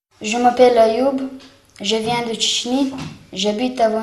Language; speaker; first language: French; non-native, learner; Chechen